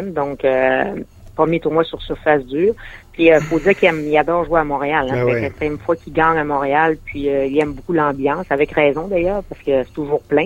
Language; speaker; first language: French; native; French